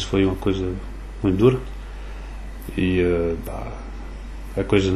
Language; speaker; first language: Portuguese; early bilingual, other home language; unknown